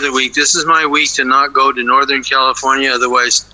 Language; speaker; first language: English; native; English